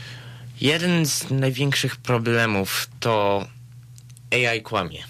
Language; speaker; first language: Polish; early bilingual, heritage; Polish